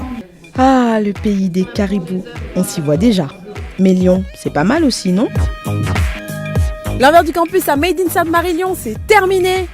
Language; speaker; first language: French; native; French